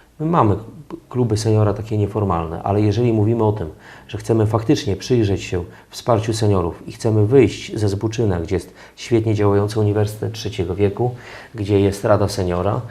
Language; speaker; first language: Polish; native; Polish